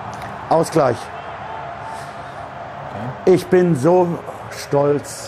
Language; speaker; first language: German; native; German